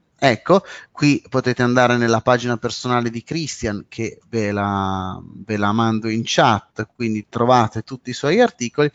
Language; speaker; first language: Italian; native; Italian